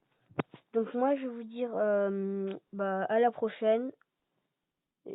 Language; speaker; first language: French; native; French